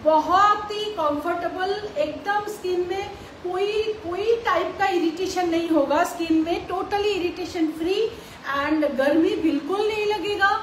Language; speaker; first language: Hindi; non-native, local second language; Bangla